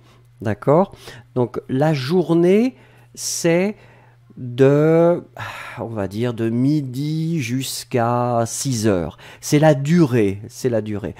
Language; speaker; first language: French; native; French